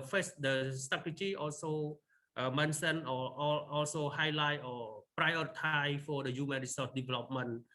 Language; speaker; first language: English; non-native, learner; Khmer